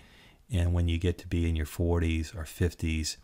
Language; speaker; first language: English; native; English